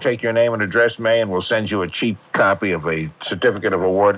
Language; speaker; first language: English; native; English